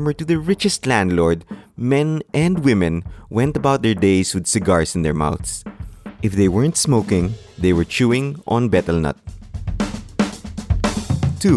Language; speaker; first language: English; non-native, local second language; Filipino